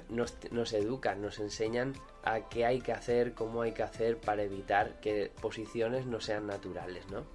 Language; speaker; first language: Spanish; native; Spanish